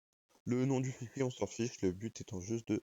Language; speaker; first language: French; native; French